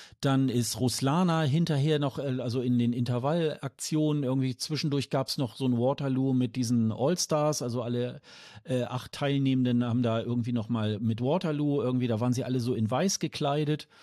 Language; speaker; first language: German; native; German